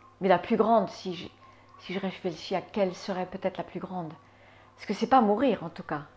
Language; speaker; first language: French; early bilingual, other home language; English